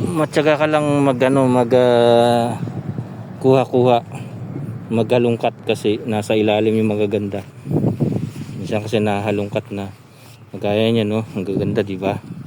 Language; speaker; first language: Filipino; non-native, local second language; Pampanga